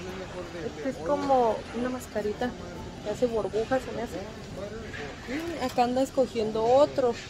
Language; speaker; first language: Spanish; native; Spanish